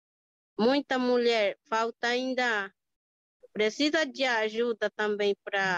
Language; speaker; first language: Portuguese; non-native, local second language; Guarani